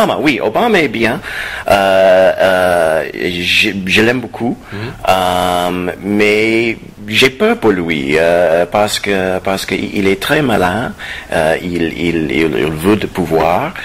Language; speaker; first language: French; non-native, fluent; English